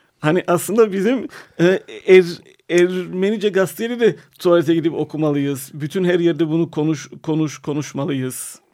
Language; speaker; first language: Turkish; non-native, local second language; Armenian